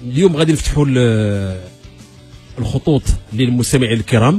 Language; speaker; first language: Arabic; native; Arabic